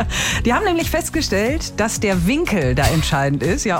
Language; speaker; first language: German; native; German